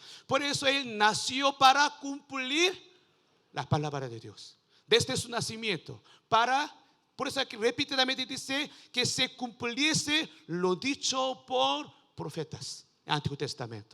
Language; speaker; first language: Spanish; non-native, learner; Korean